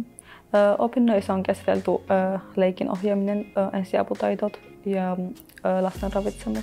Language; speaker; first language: Finnish; non-native, learner; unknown